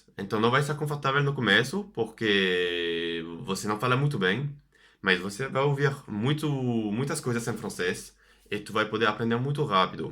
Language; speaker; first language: Portuguese; non-native, fluent; French